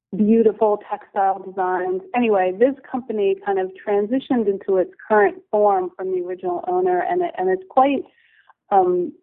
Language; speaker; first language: English; native; English